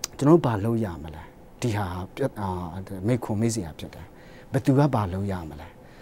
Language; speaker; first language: Burmese; non-native, local second language; Hakha Chin